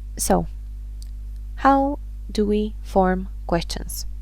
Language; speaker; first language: English; non-native, fluent; Bulgarian